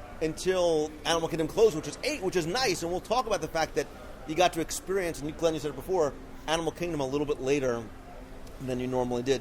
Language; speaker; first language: English; native; English